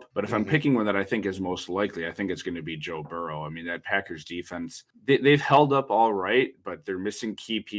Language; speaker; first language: English; native; English